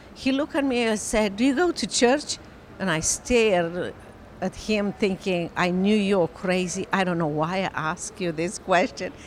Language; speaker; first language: English; non-native, fluent; Romanian